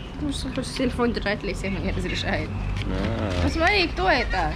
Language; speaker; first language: Russian; early bilingual, heritage; English